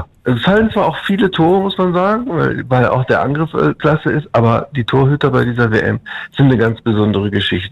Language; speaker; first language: German; native; German